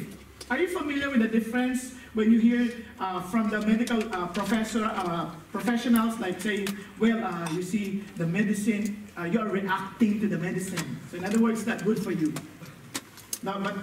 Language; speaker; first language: English; non-native, local second language; Filipino